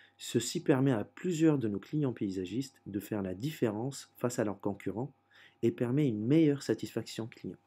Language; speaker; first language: French; native; French